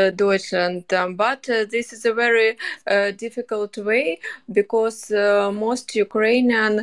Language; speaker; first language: English; non-native, learner; Ukrainian